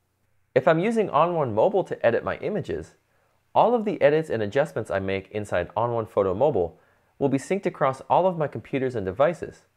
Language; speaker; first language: English; native; English